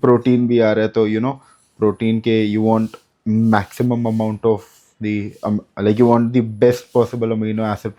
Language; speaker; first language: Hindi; non-native, local second language; Bangla